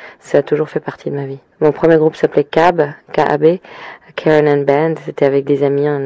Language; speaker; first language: French; early bilingual, other home language; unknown